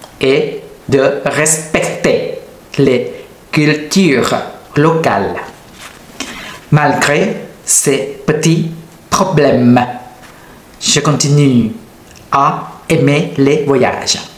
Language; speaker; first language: French; non-native, learner; Thai